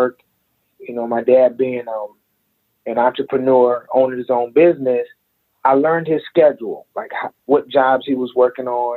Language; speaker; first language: English; native; English